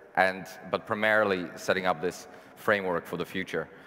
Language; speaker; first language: English; non-native, fluent; Serbian